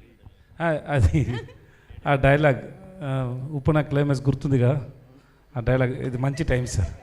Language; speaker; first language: Telugu; non-native, learner; Tamil